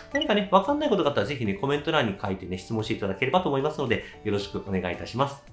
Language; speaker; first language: Japanese; native; Japanese